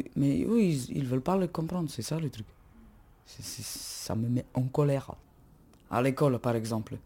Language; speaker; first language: French; non-native, fluent; Slovak